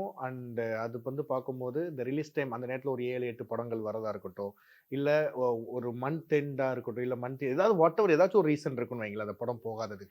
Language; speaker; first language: Tamil; native; Tamil